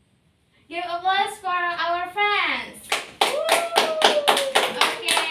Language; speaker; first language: English; non-native, learner; Indonesian